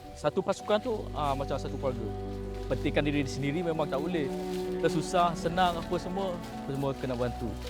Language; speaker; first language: Malay; non-native, local second language; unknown